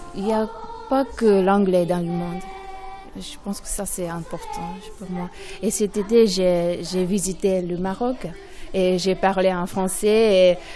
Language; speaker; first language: French; non-native, fluent; Japanese